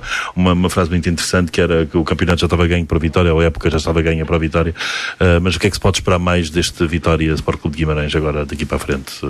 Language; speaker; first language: Portuguese; native; Portuguese